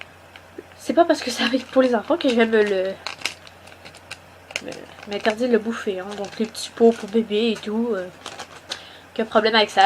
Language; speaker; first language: French; native; French